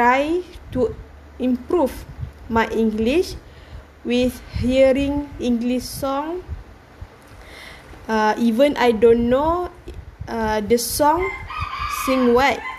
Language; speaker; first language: English; non-native, learner; Malay